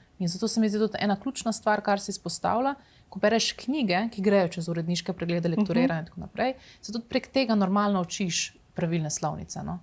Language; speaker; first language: Slovenian; native; Slovenian